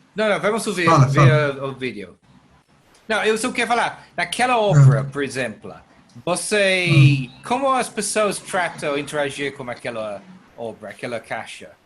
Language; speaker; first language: Portuguese; non-native, learner; English